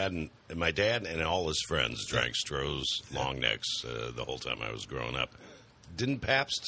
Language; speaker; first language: English; native; English